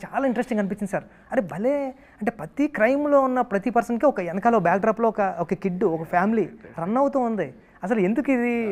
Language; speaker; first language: Telugu; native; Telugu